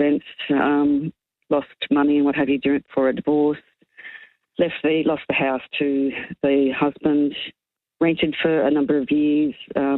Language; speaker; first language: English; native; English